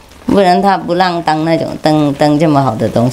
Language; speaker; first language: Chinese; non-native, fluent; Vietnamese